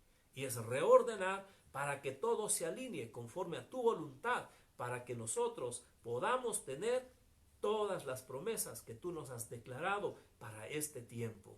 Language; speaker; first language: Spanish; native; Spanish